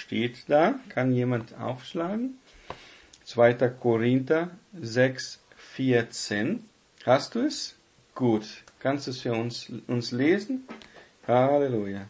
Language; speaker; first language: German; non-native, fluent; Portuguese